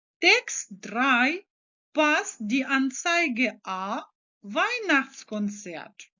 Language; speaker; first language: German; non-native, fluent; Ukrainian